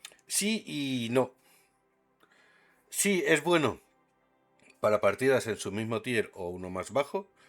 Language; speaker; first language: Spanish; native; Spanish